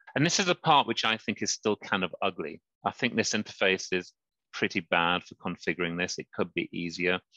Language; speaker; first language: English; native; English